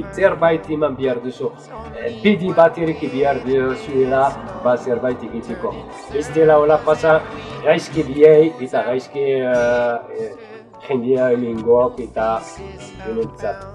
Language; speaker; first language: Basque; non-native, learner; Arabic